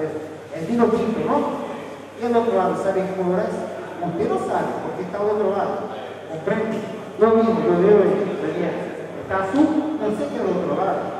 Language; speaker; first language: Spanish; non-native, fluent; Portuguese